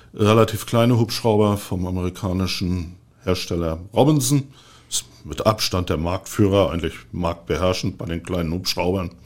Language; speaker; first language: German; native; German